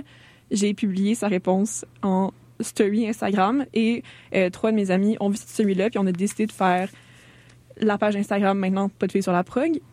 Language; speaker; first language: French; native; French